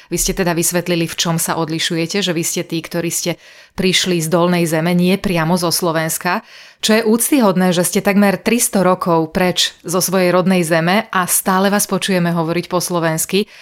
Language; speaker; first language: Slovak; native; Slovak